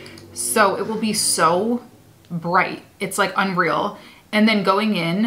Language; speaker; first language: English; native; English